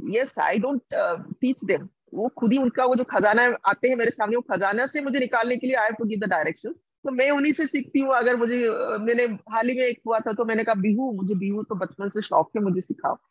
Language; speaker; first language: Hindi; non-native, local second language; Odia